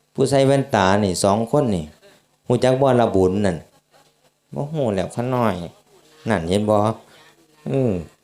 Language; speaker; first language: Thai; native; Thai